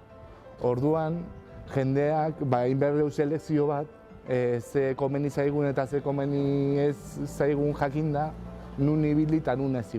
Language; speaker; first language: Basque; native; Basque